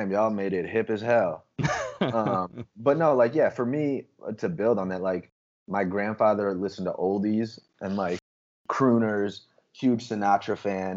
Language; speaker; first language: English; native; English